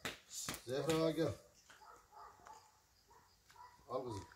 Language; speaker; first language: Turkish; native; Turkish